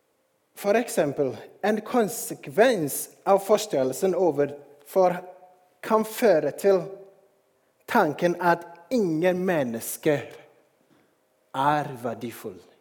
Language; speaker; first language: Norwegian; non-native, fluent; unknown